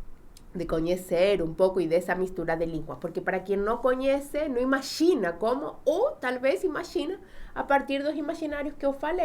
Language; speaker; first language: Portuguese; non-native, fluent; Spanish